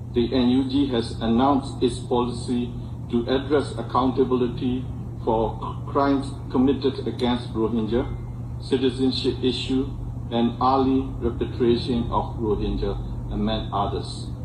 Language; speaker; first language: English; non-native, fluent; Burmese